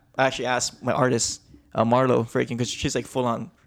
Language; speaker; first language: English; native; English